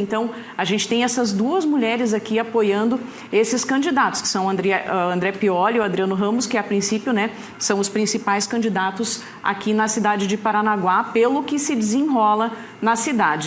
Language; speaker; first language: Portuguese; native; Portuguese